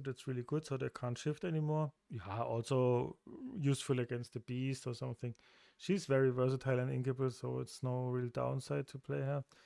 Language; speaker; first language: English; non-native, fluent; German